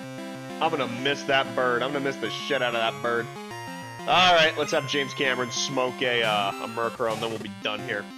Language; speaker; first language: English; native; English